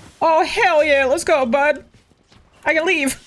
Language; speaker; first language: English; native; English